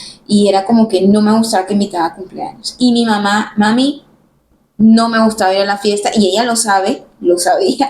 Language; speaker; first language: Spanish; native; Spanish